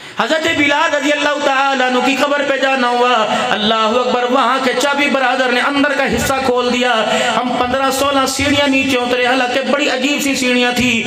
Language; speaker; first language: Urdu; non-native, local second language; Punjabi